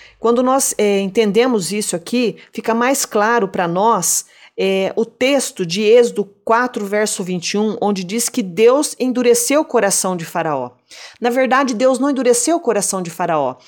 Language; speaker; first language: Portuguese; native; Portuguese